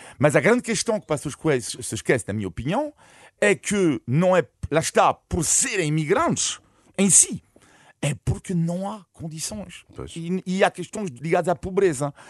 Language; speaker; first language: Portuguese; non-native, fluent; French